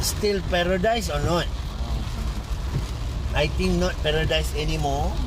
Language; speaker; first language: English; non-native, learner; Malay